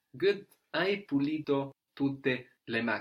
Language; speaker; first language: Italian; non-native, fluent; English